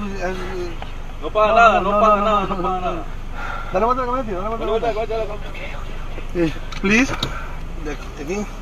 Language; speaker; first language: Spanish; non-native, learner; English